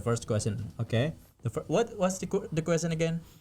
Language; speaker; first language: English; non-native, fluent; Indonesian